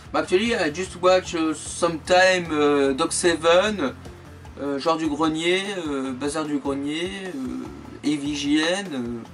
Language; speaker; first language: English; non-native, learner; French